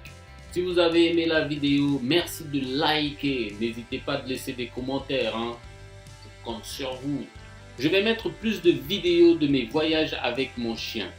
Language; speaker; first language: French; non-native, fluent; Japanese